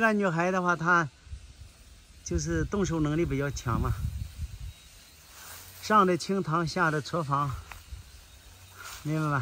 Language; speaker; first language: Chinese; native; Chinese